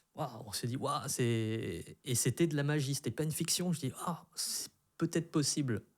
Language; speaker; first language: French; early bilingual, other home language; Vietnamese